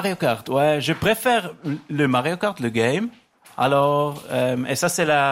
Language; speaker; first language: French; non-native, learner; German